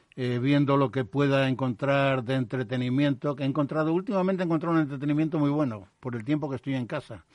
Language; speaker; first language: Spanish; native; Spanish